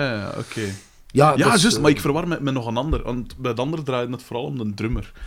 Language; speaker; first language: Dutch; native; Dutch